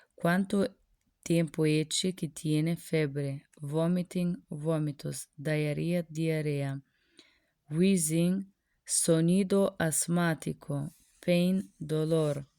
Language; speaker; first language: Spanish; non-native, learner; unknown